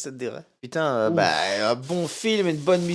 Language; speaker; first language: French; native; French